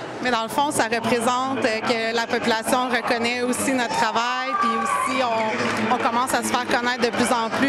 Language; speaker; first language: French; native; French